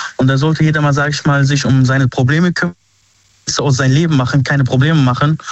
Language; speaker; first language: German; non-native, fluent; Arabic